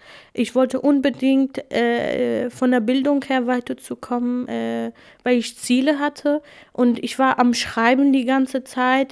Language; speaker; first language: German; non-native, fluent; Kurdish